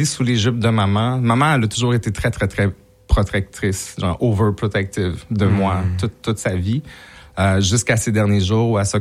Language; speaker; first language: French; native; French